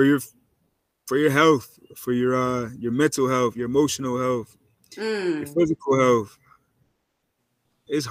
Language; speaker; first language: English; native; English